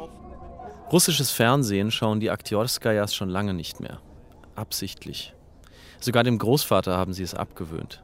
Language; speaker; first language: German; native; German